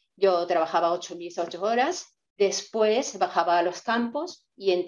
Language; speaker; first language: Spanish; non-native, fluent; Japanese